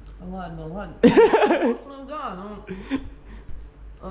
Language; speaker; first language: Russian; native; Russian